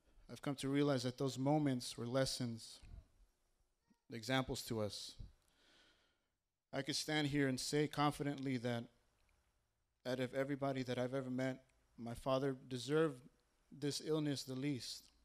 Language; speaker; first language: English; early bilingual, other home language; Spanish